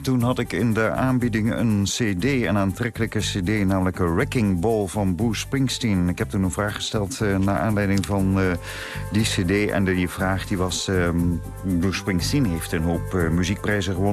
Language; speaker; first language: Dutch; native; Dutch